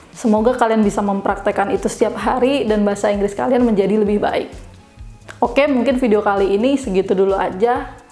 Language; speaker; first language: Indonesian; native; Indonesian